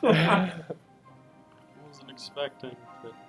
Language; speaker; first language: English; native; English